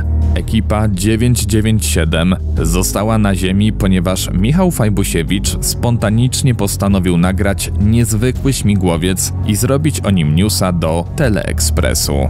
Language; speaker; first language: Polish; native; Polish